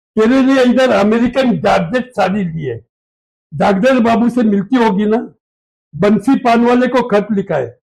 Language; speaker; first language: Hindi; non-native, local second language; Marathi